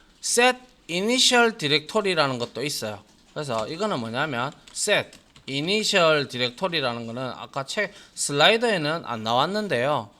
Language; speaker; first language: Korean; native; Korean